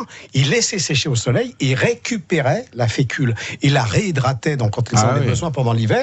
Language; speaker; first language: French; native; French